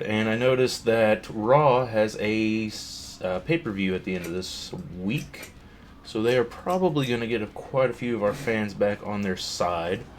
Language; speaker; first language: English; native; English